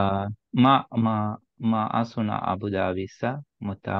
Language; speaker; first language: Finnish; non-native, learner; Vietnamese